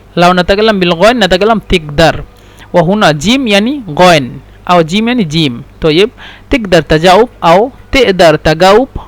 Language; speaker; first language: Egyptian Arabic; non-native, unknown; Bangla